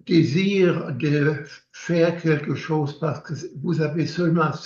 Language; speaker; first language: French; non-native, learner; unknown